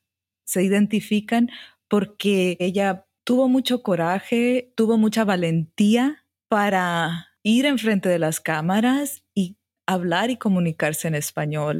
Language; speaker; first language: Spanish; early bilingual, heritage; Spanish